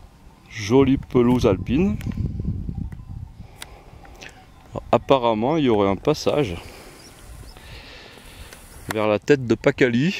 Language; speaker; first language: French; native; French